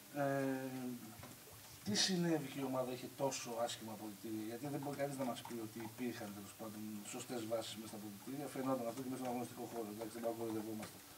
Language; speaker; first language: Greek; native; Greek